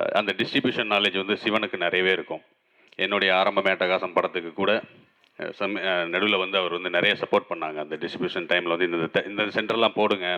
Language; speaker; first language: Tamil; native; Tamil